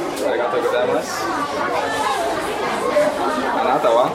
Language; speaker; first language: Japanese; non-native, fluent; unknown